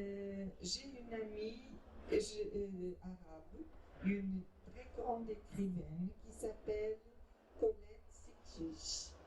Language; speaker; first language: French; non-native, fluent; Portuguese